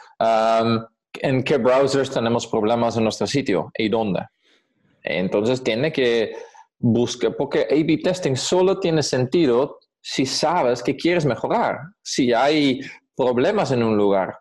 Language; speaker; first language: Spanish; non-native, fluent; Dutch